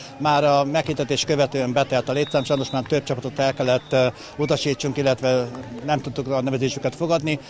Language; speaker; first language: Hungarian; native; Hungarian